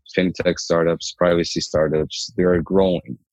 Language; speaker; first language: English; non-native, fluent; Ukrainian